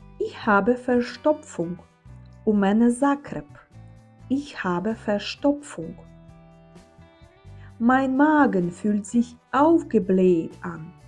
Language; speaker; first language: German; non-native, fluent; Ukrainian